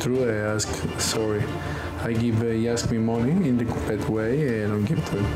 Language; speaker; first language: English; non-native, learner; Italian